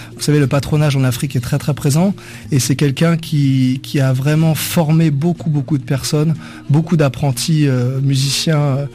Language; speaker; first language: French; native; French